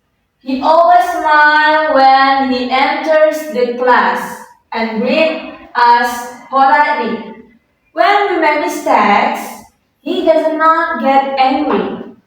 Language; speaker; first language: English; non-native, fluent; Indonesian